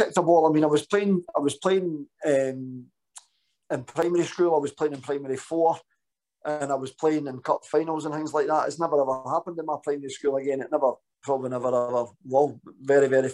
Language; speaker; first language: English; native; English